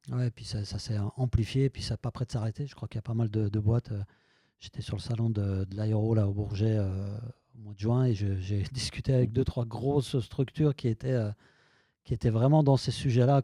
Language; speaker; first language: French; native; French